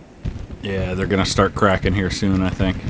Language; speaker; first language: English; native; English